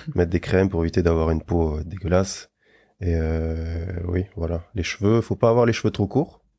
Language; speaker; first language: French; native; French